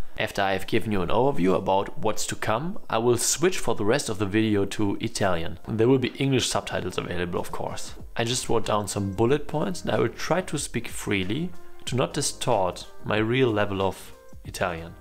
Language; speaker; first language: English; non-native, fluent; German